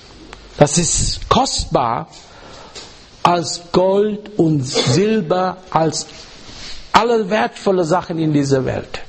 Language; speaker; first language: German; non-native, learner; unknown